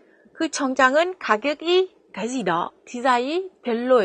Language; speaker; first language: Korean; non-native, fluent; Vietnamese